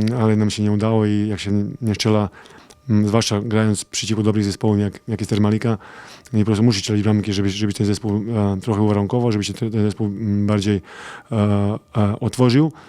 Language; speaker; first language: Polish; non-native, fluent; Serbian